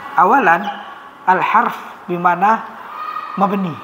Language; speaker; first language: Arabic; non-native, fluent; Indonesian